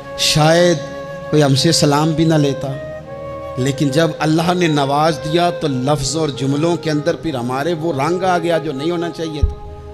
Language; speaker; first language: Urdu; non-native, local second language; Punjabi